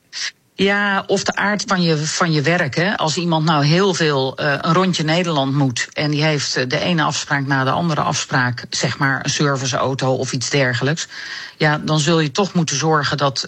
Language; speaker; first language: Dutch; native; Dutch